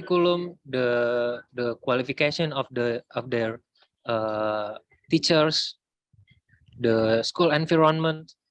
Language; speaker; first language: English; non-native, learner; Indonesian